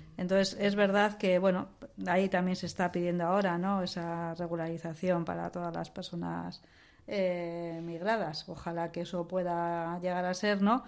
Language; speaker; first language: Spanish; native; Spanish